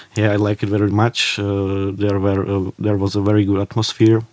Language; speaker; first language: English; non-native, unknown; Czech